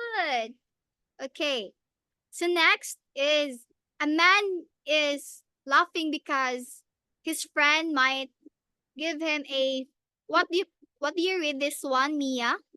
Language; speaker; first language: English; non-native, local second language; Filipino